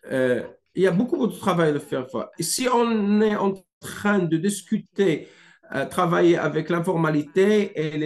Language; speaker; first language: French; non-native, fluent; English